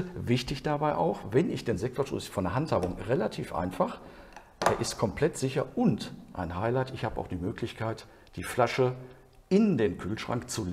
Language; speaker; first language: German; native; German